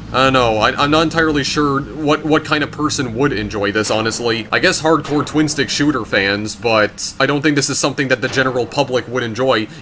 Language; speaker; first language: English; native; English